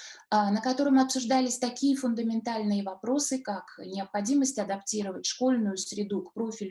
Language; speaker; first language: Russian; native; Russian